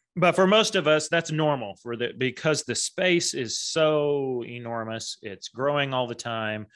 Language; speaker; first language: English; native; English